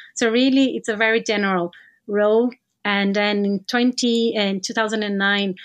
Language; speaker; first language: English; non-native, fluent; Portuguese